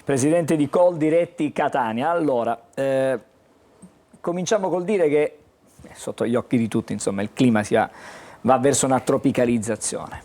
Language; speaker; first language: Italian; native; Italian